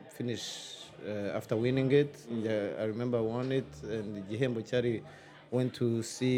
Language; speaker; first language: English; non-native, local second language; Kinyarwanda